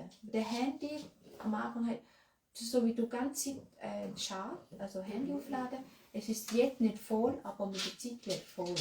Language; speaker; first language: German; non-native, learner; Thai